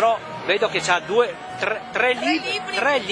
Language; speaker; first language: Italian; native; Italian